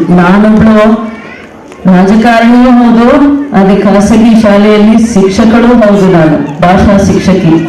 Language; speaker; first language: Kannada; native; Kannada